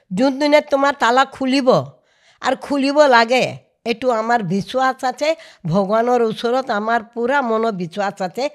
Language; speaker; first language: Assamese; non-native, local second language; Hindi